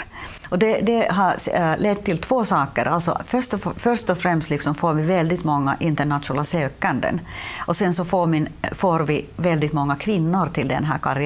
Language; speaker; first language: Swedish; non-native, local second language; Finnish